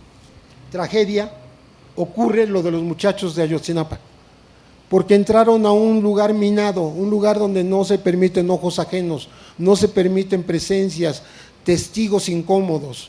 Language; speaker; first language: Spanish; native; Spanish